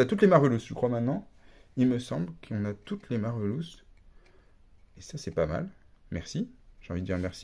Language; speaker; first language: French; native; French